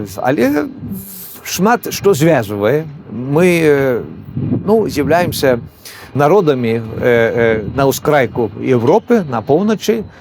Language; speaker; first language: Belarusian; non-native, fluent; Swedish